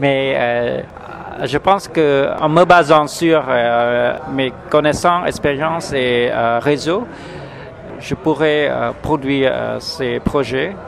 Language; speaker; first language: French; non-native, fluent; Khmer